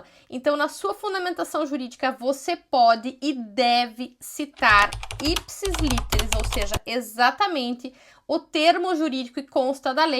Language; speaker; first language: Portuguese; native; Portuguese